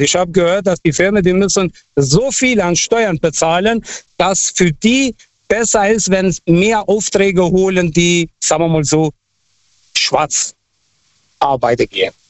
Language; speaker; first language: German; non-native, fluent; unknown